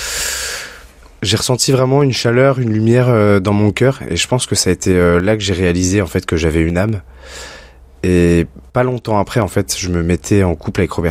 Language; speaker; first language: French; native; French